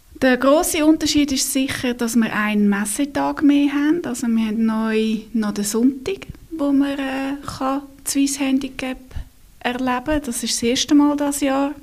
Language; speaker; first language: German; native; German